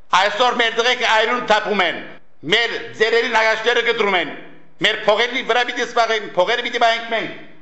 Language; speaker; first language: Armenian; early bilingual, heritage; Armenian